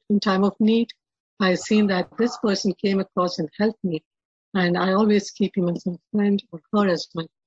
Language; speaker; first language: English; non-native, local second language; Telugu